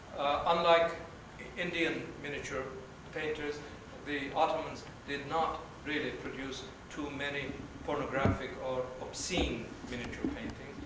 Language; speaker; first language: English; non-native, fluent; Turkish